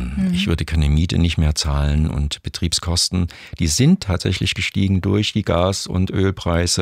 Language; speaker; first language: German; native; German